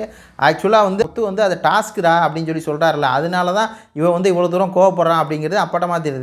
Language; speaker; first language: Tamil; native; Tamil